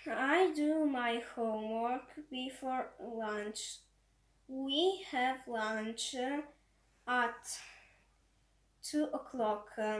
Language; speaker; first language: English; non-native, learner; Croatian